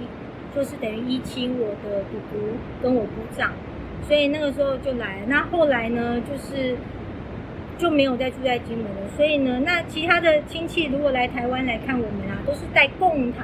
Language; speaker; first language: Chinese; native; Chinese